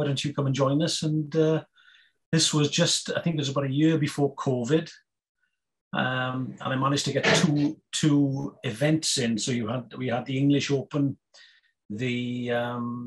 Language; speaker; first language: English; native; English